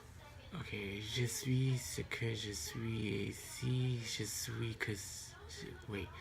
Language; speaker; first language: French; non-native, local second language; English